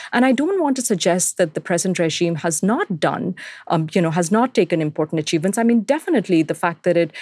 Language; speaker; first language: English; non-native, local second language; Hindi